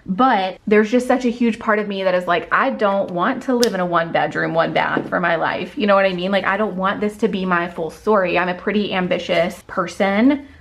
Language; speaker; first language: English; native; English